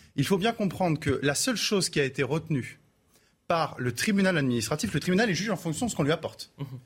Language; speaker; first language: French; native; French